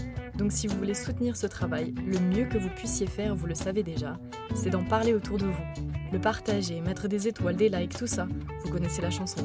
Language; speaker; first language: French; native; French